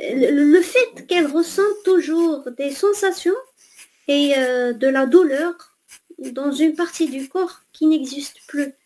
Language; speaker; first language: French; non-native, fluent; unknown